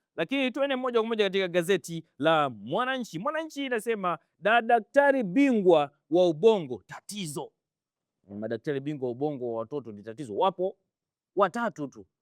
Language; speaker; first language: Swahili; native; Swahili